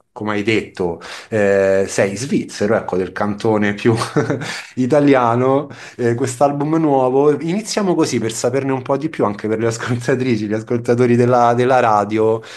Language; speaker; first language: Italian; native; Italian